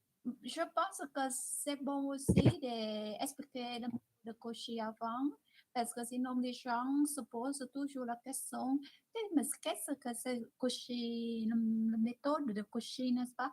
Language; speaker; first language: French; non-native, fluent; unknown